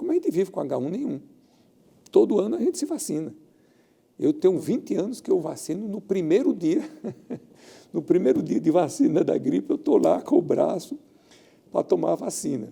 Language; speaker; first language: Portuguese; native; Portuguese